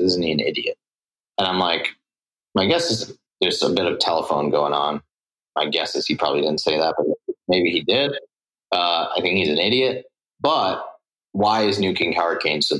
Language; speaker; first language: English; native; English